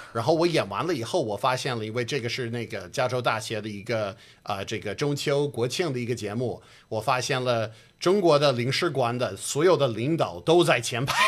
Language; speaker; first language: Chinese; non-native, fluent; English